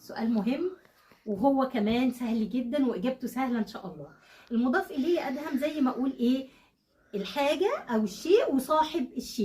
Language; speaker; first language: Arabic; native; Arabic